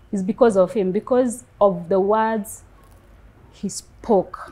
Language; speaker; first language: English; non-native, local second language; Luo (Kenya and Tanzania)